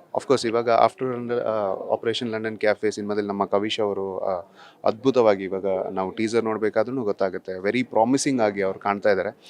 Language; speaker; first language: Kannada; non-native, local second language; Tulu